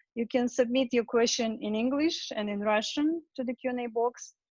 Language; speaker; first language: English; non-native, fluent; Russian